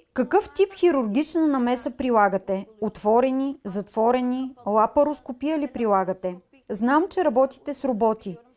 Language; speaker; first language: Bulgarian; native; Bulgarian